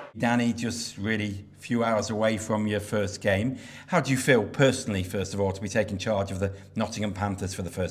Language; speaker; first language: English; native; English